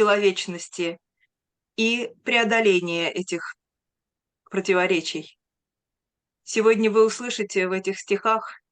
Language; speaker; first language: Russian; native; Russian